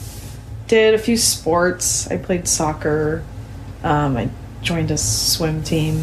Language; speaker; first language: English; native; English